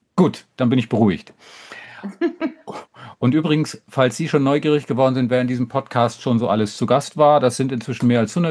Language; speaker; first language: German; native; German